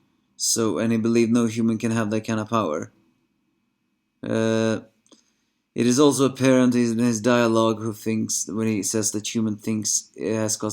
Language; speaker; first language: English; non-native, fluent; Swedish